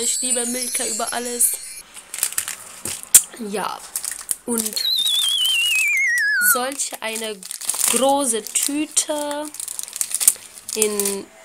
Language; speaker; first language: German; non-native, learner; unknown